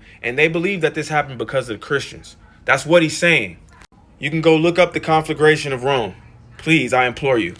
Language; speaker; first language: English; native; English